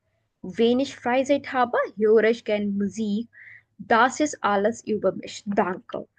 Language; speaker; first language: German; non-native, learner; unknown